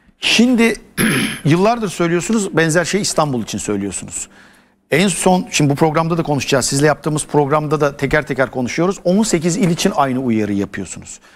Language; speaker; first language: Turkish; native; Turkish